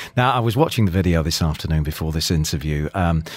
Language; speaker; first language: English; non-native, fluent; Ukrainian